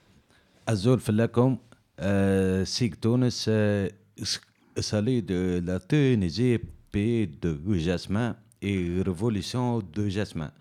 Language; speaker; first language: French; non-native, learner; Berber languages